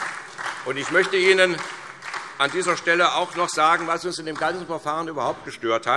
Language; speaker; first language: German; native; German